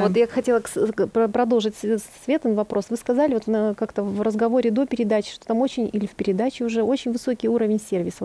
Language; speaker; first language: Russian; native; Russian